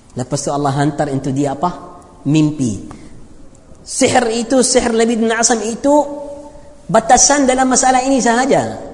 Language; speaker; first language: Malay; non-native, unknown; Arabic